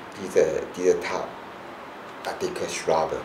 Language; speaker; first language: German; non-native, learner; Chinese